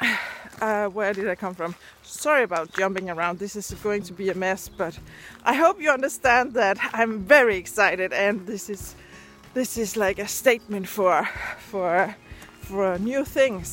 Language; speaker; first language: English; non-native, fluent; Danish